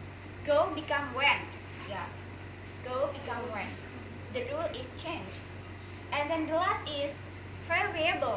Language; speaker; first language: English; non-native, learner; Indonesian